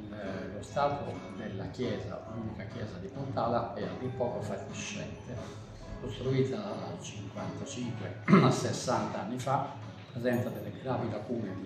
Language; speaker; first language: Italian; native; Italian